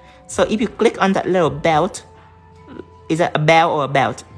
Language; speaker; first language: English; non-native, fluent; Vietnamese